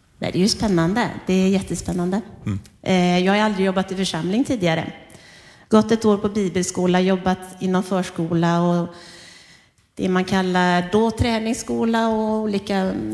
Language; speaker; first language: Swedish; native; Swedish